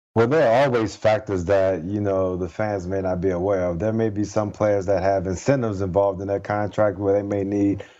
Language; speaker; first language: English; native; English